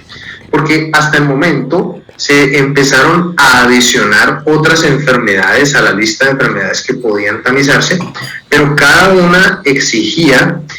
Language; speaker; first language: Spanish; native; Spanish